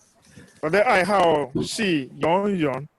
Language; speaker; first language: Chinese; non-native, learner; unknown